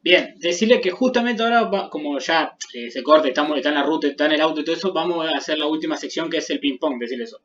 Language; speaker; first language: Spanish; native; Spanish